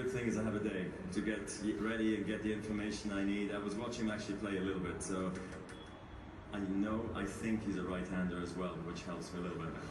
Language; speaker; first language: English; non-native, fluent; German